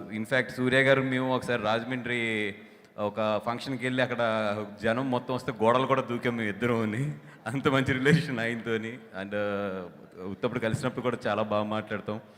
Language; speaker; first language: Telugu; native; Telugu